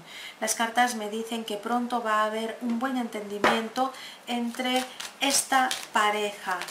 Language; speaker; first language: Spanish; native; Spanish